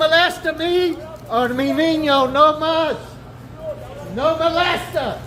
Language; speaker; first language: Spanish; non-native, learner; English